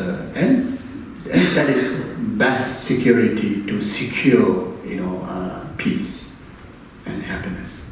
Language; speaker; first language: English; non-native, fluent; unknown